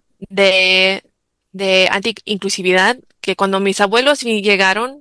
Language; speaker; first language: Spanish; early bilingual, heritage; English